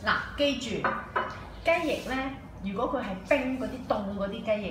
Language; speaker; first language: Cantonese; native; Cantonese